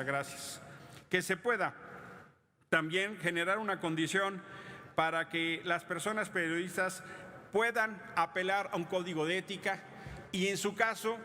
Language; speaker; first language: Spanish; native; Spanish